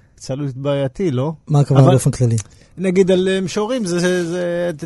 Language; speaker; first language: Hebrew; native; Hebrew